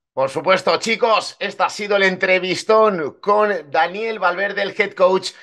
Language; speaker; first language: Spanish; native; Spanish